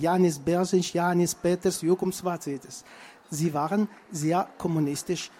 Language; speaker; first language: German; non-native, fluent; Russian